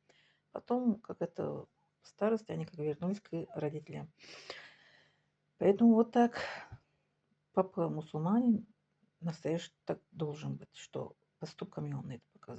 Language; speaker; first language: Russian; non-native, local second language; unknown